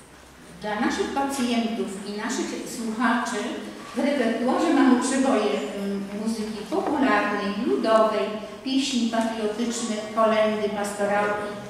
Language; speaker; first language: Polish; native; Polish